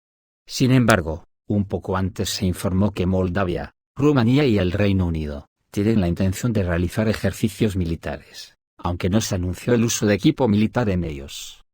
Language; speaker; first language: Spanish; native; Spanish